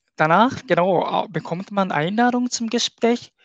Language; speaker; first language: German; non-native, fluent; Japanese